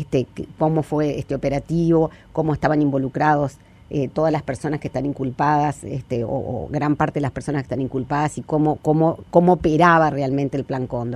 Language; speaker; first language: Spanish; native; Spanish